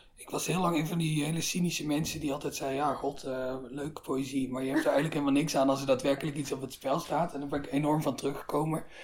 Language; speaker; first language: Dutch; native; Dutch